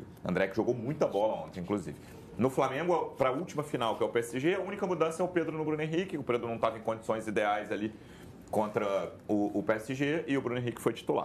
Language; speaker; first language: Portuguese; native; Portuguese